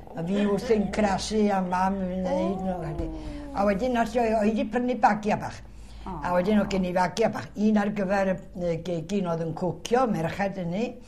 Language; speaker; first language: Welsh; early bilingual, heritage; Welsh